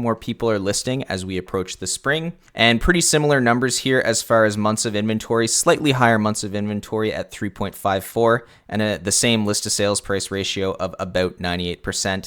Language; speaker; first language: English; native; English